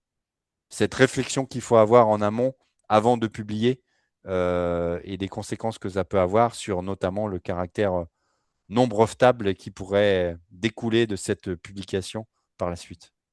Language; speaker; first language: French; native; French